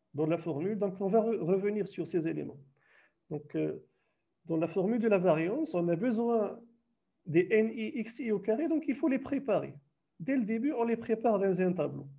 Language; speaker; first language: French; non-native, local second language; Arabic